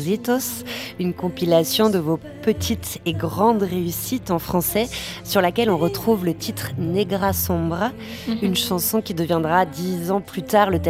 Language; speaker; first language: French; native; French